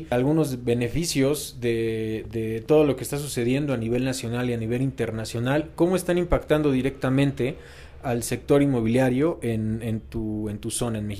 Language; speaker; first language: Spanish; native; Spanish